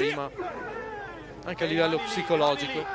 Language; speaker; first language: Italian; native; Italian